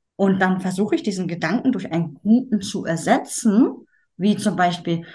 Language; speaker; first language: German; native; German